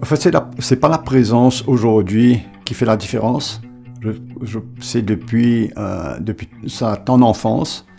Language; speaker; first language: French; non-native, local second language; Morisyen